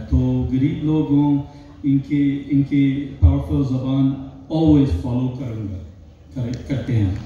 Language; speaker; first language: Hindi; non-native, learner; English